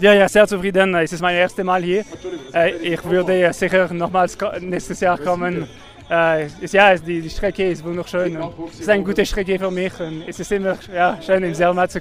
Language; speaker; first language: German; non-native, learner; French